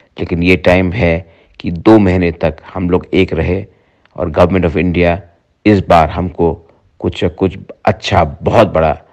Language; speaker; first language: Hindi; non-native, local second language; Kok Borok